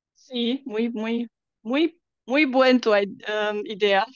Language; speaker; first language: Spanish; non-native, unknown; Romanian